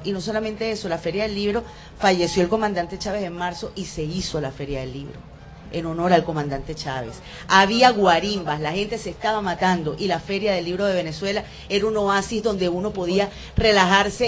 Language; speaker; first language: Spanish; native; Spanish